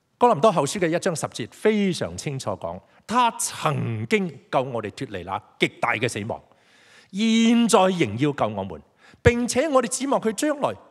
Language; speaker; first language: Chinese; non-native, local second language; Cantonese